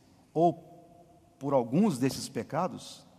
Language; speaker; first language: Portuguese; native; Portuguese